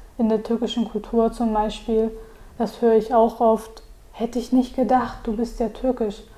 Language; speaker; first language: German; early bilingual, other home language; Turkish